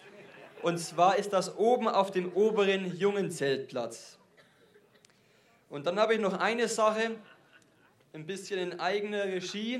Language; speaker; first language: German; native; German